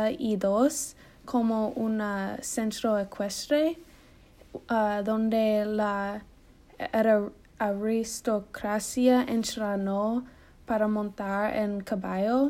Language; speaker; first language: Spanish; non-native, learner; English